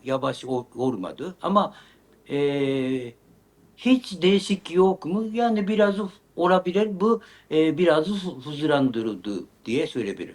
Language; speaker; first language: Turkish; non-native, learner; Japanese